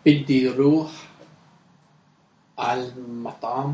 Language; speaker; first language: Arabic; non-native, learner; English